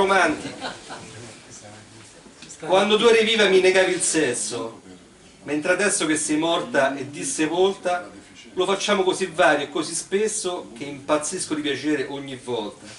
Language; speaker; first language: Italian; native; Italian